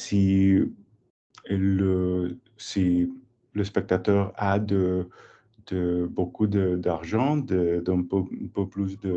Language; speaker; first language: French; non-native, learner; English